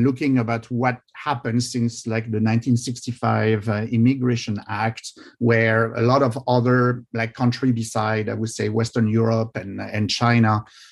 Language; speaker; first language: English; non-native, fluent; French